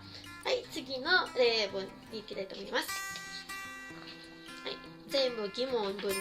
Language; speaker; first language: Japanese; non-native, fluent; Filipino